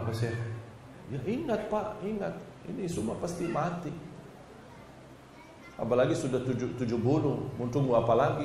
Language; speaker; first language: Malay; non-native, fluent; Arabic